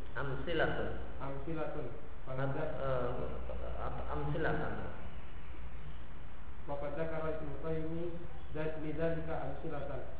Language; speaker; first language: Arabic; non-native, fluent; Indonesian